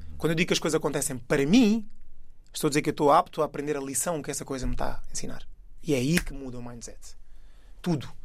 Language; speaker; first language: Portuguese; early bilingual, other home language; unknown